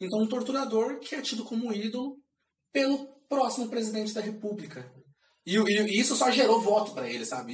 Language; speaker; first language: Portuguese; native; Portuguese